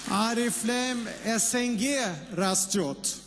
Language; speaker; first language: Russian; non-native, fluent; Swedish